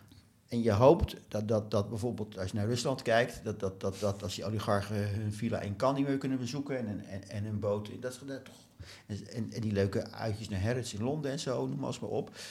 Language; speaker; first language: Dutch; native; Dutch